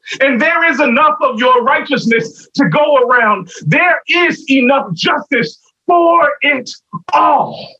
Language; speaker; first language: English; native; English